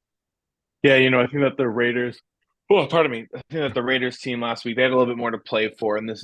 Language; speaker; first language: English; native; English